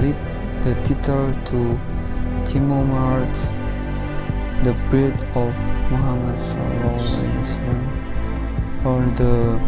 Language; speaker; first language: English; non-native, learner; Indonesian